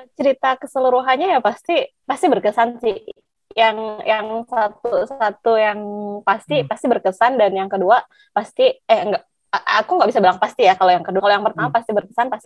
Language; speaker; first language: Indonesian; non-native, local second language; Javanese